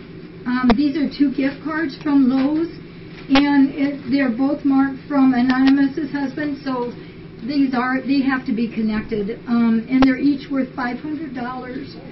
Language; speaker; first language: English; native; English